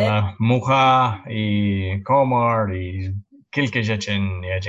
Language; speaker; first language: Polish; non-native, learner; English